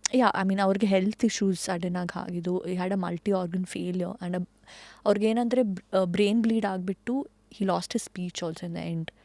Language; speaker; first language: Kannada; non-native, local second language; Tulu